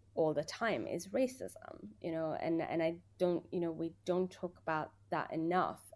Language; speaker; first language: English; early bilingual, other home language; Persian